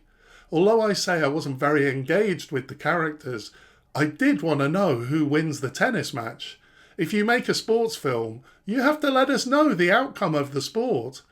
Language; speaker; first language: English; native; English